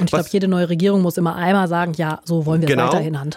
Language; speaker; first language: German; native; German